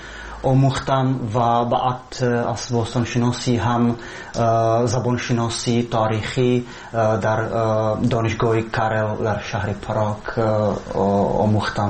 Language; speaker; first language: Tajik; non-native, fluent; Czech